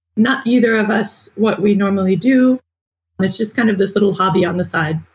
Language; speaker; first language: English; native; English